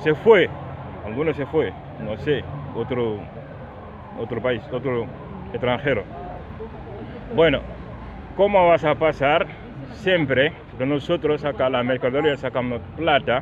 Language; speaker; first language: Spanish; non-native, learner; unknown